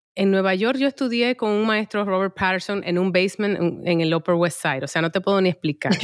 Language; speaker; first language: Spanish; native; Spanish